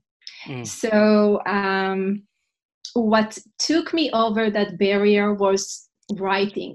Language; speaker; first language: English; non-native, fluent; Hebrew